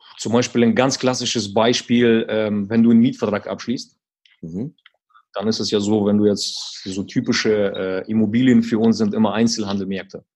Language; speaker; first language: German; early bilingual, other home language; Russian